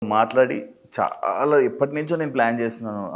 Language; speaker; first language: Telugu; native; Telugu